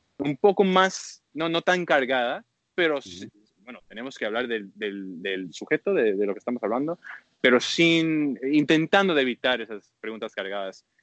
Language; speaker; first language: Spanish; early bilingual, heritage; Spanish